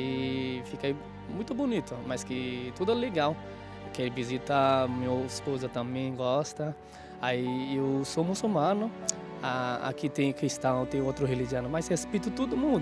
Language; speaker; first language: Portuguese; non-native, learner; Bangla